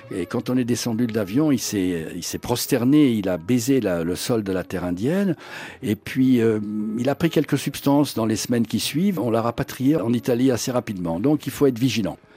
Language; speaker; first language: French; native; French